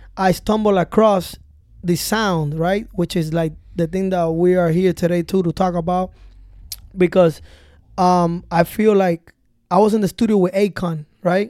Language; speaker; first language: English; early bilingual, other home language; Spanish